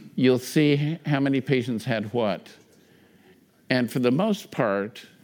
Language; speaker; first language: English; native; English